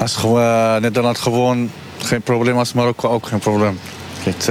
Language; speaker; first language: Dutch; non-native, learner; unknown